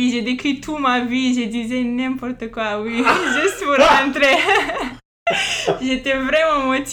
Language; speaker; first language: French; non-native, fluent; Romanian